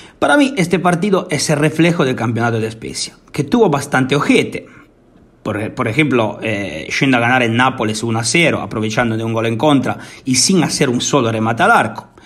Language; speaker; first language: Spanish; non-native, fluent; Italian